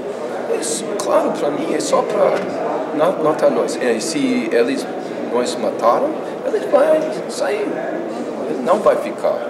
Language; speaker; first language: Portuguese; non-native, fluent; English